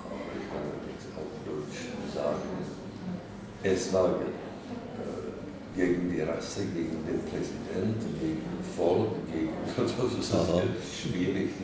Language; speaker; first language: German; non-native, learner; Czech